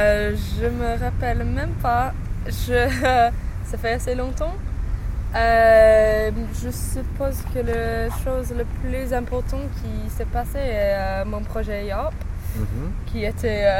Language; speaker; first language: French; non-native, fluent; English